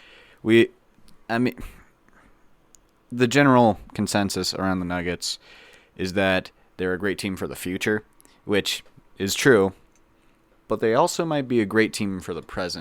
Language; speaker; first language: English; native; English